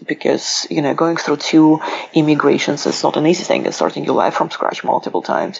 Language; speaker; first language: English; non-native, fluent; Russian